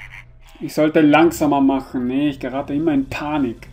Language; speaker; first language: German; native; German